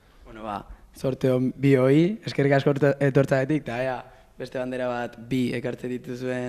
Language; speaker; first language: Basque; native; Basque